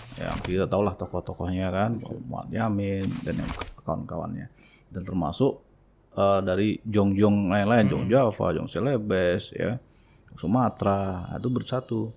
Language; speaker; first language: Indonesian; native; Indonesian